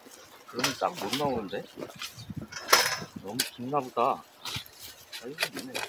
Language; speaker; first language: Korean; native; Korean